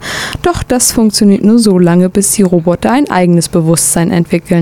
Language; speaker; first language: German; native; German